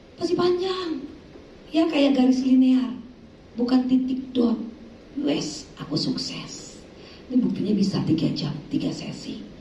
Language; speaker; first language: Indonesian; native; Indonesian